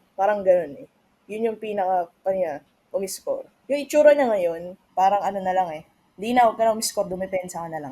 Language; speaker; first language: Filipino; native; Filipino